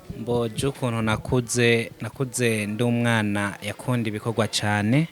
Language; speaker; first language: Rundi; native; Rundi